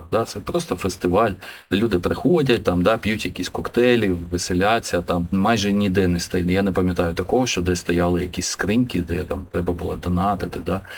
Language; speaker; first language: Ukrainian; non-native, local second language; Russian